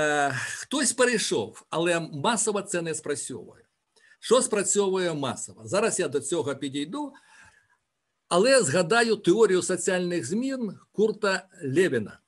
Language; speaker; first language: Ukrainian; native; Ukrainian